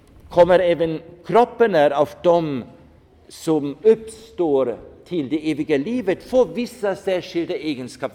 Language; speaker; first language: Swedish; non-native, fluent; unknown